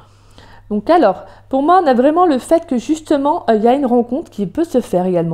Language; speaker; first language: French; native; French